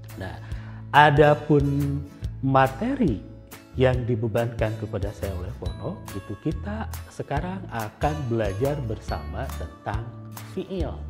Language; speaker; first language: Indonesian; non-native, local second language; Sundanese